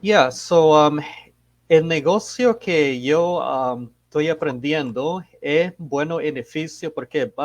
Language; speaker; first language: Spanish; early bilingual, heritage; Spanish